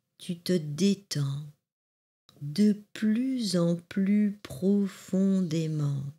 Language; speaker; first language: French; native; French